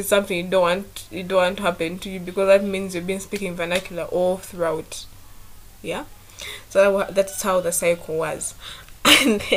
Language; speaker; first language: English; non-native, local second language; Ganda